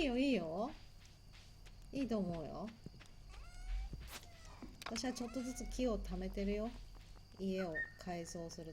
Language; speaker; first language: Japanese; native; Japanese